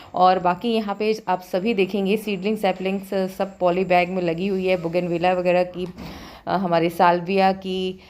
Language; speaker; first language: Hindi; native; Hindi